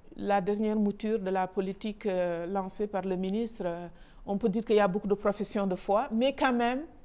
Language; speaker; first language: French; non-native, local second language; Wolof